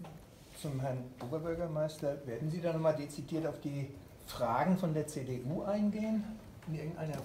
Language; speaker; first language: German; native; German